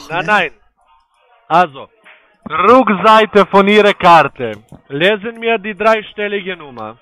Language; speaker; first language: German; non-native, learner; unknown